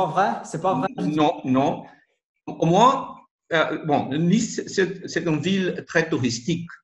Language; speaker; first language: French; non-native, learner; Portuguese